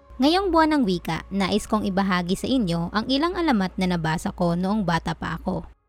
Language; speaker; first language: Filipino; non-native, local second language; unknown